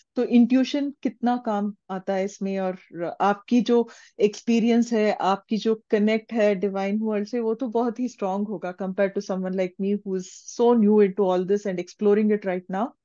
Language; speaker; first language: Hindi; non-native, local second language; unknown